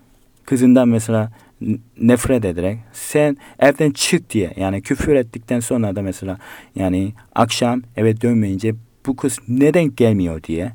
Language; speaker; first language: Turkish; non-native, learner; Korean